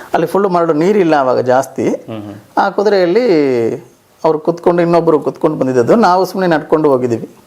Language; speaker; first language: Kannada; non-native, local second language; Tamil